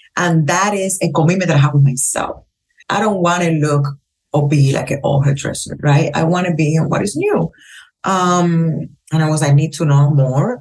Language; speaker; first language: English; non-native, fluent; Spanish